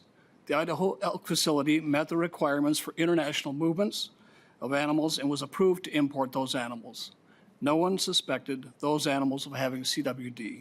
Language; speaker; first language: English; native; English